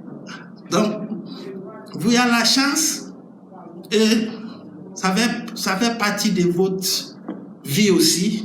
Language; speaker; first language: French; non-native, learner; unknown